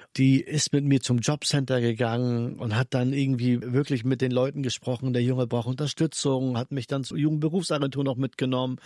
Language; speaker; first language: German; early bilingual, other home language; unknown